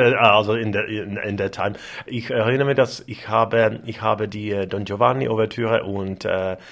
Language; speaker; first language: German; non-native, learner; Czech